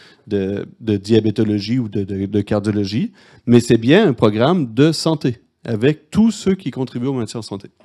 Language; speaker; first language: French; native; French